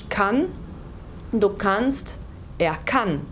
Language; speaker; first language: German; non-native, fluent; Portuguese